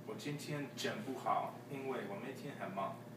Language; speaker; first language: Chinese; non-native, learner; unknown